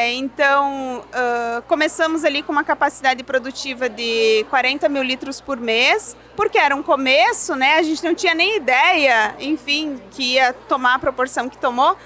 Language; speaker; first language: Portuguese; non-native, local second language; German